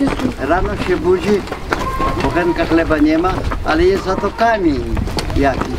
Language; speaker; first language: Polish; native; Polish